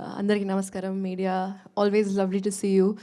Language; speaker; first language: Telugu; non-native, local second language; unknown